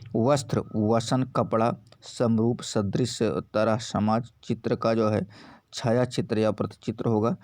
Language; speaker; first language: Hindi; native; Hindi